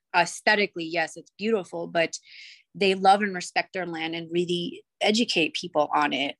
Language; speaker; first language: English; early bilingual, other home language; Spanish